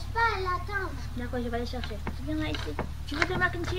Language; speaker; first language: French; non-native, learner; Filipino